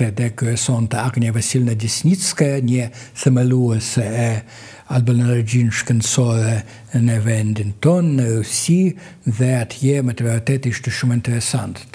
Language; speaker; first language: Albanian; non-native, fluent; Russian